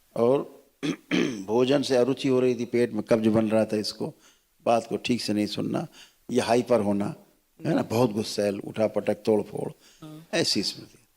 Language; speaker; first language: Hindi; native; Hindi